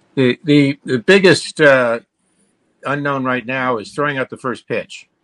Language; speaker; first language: English; native; English